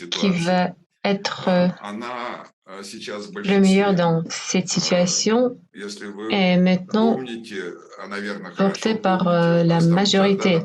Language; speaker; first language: French; non-native, fluent; Russian